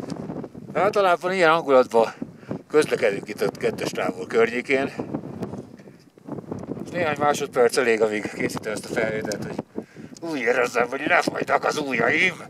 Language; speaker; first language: Hungarian; native; Hungarian